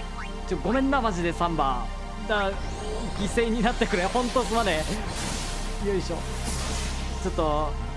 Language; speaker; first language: Japanese; native; Japanese